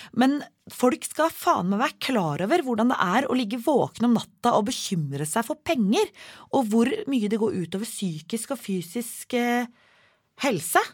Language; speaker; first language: Norwegian; native; Norwegian